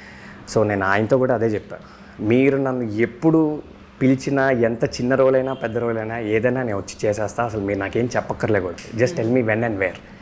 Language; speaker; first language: Telugu; native; Telugu